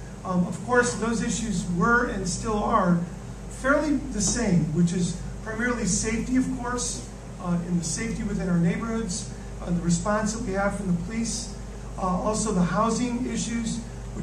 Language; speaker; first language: English; native; English